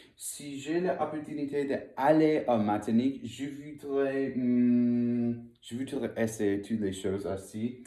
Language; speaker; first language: French; non-native, learner; English